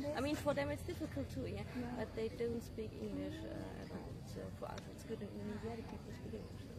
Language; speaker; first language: English; non-native, fluent; German